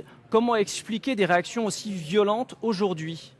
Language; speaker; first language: French; native; French